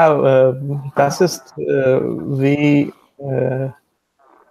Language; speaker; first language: German; non-native, learner; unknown